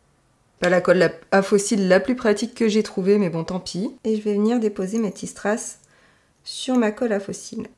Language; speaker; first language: French; native; French